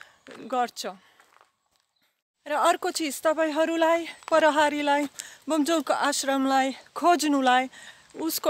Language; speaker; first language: Nepali; non-native, fluent; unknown